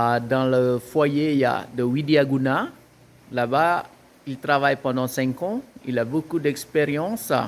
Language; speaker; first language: French; non-native, fluent; Indonesian